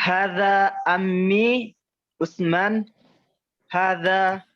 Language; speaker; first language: Arabic; non-native, learner; Indonesian